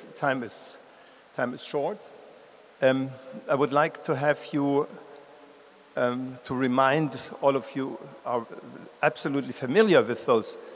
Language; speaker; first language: English; non-native, fluent; German